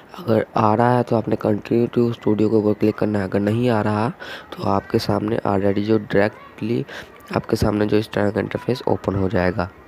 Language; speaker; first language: Urdu; non-native, local second language; Punjabi